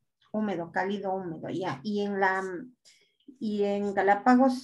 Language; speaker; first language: Spanish; native; Spanish